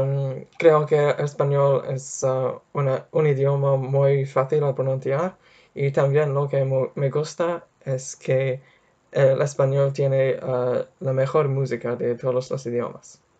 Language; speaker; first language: Spanish; non-native, fluent; English